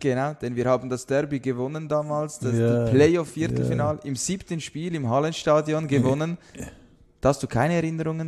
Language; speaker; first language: German; native; German